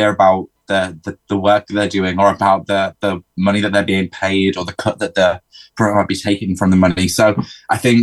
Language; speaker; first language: English; native; English